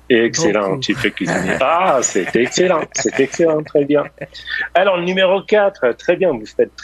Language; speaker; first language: French; non-native, fluent; English